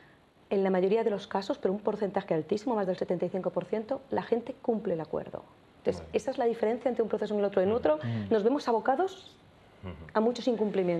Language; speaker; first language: Spanish; native; Spanish